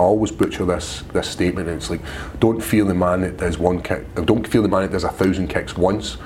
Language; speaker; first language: English; native; English